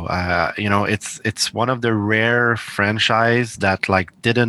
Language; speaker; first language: English; native; English